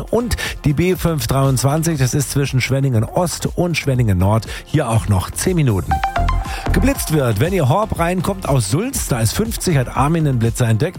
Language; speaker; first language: German; native; German